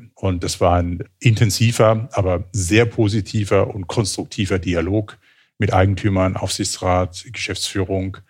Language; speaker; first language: German; native; German